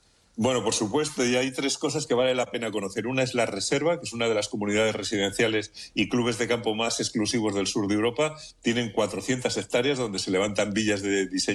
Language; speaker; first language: Spanish; native; Spanish